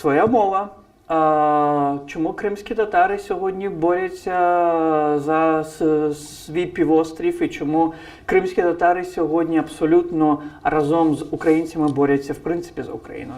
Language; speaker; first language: Ukrainian; non-native, fluent; Crimean Tatar